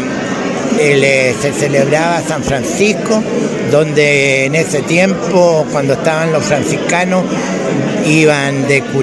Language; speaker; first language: Spanish; native; Spanish